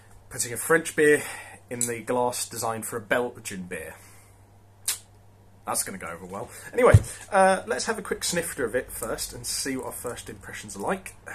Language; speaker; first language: English; native; English